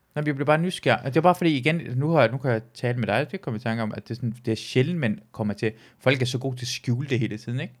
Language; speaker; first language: Danish; early bilingual, other home language; Persian